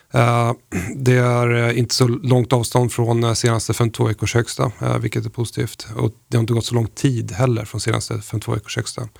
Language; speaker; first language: Swedish; native; Swedish